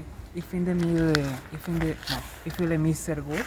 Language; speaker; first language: German; non-native, learner; Spanish